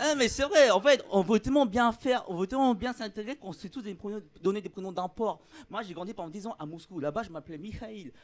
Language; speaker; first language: French; early bilingual, other home language; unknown